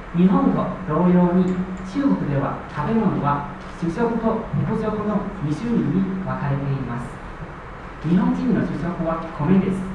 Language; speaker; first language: Japanese; non-native, fluent; Chinese